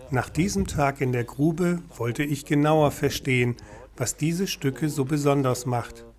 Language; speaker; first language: German; native; German